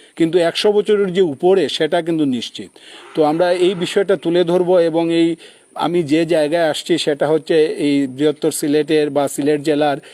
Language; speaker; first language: Bangla; native; Bangla